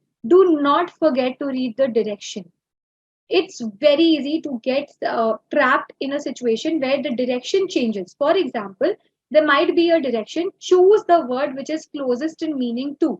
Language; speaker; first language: English; non-native, local second language; Hindi